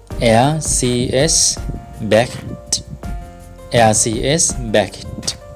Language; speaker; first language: German; non-native, fluent; Thai